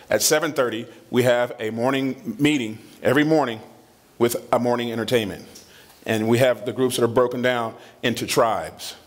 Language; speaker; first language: English; native; English